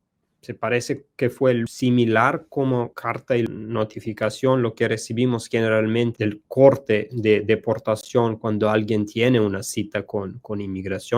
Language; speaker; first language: Spanish; non-native, learner; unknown